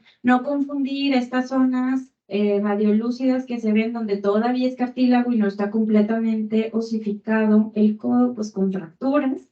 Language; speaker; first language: Spanish; native; Spanish